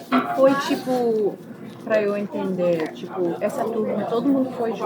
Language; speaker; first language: Portuguese; early bilingual, heritage; Portuguese